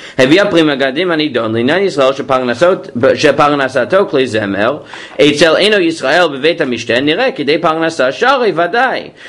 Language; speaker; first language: Hebrew; non-native, fluent; English